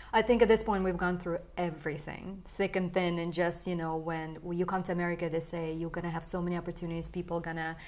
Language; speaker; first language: English; early bilingual, other home language; Russian